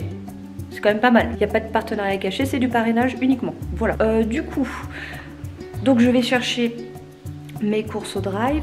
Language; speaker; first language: French; native; French